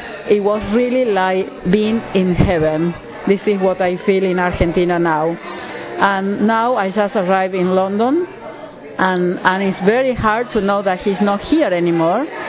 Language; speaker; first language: English; non-native, fluent; Spanish